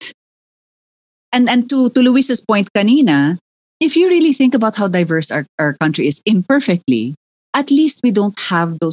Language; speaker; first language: English; native; English